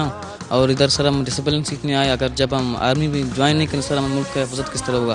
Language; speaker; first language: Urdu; non-native, local second language; Pashto